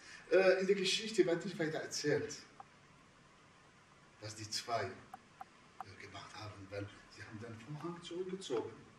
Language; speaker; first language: German; non-native, fluent; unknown